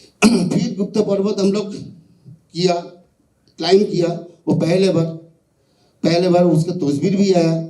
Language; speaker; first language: Hindi; non-native, local second language; Bangla